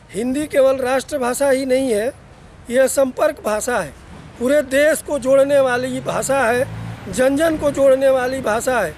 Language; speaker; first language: Hindi; native; Hindi